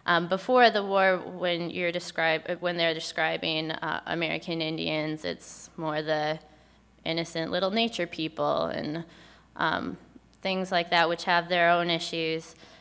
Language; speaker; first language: English; native; English